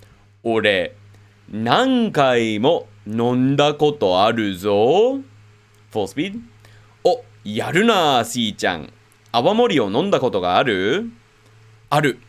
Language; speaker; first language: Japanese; non-native, fluent; English